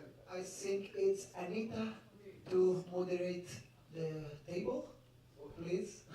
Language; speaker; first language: English; non-native, fluent; Portuguese